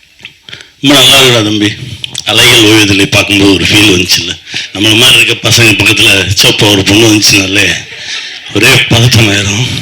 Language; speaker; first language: Tamil; native; Tamil